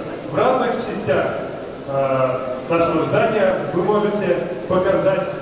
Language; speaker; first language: Russian; native; Russian